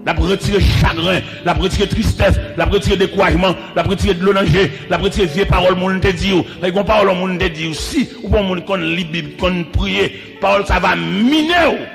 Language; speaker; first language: French; non-native, local second language; Haitian Creole